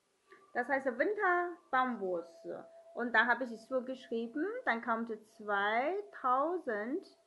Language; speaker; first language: German; non-native, learner; Chinese